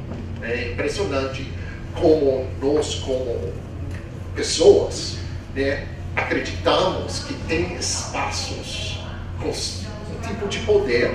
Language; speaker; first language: Portuguese; non-native, fluent; English